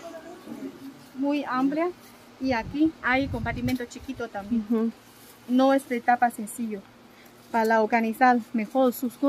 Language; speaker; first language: Spanish; non-native, learner; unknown